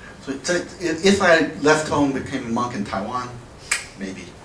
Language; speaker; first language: English; native; English